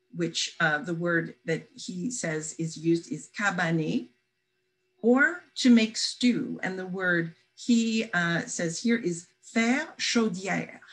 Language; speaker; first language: English; native; English